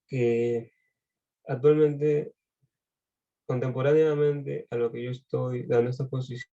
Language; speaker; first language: Spanish; native; Spanish